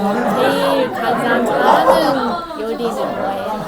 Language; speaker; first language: Korean; non-native, learner; Japanese